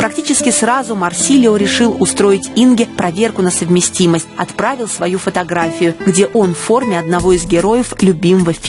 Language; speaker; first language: Russian; native; Russian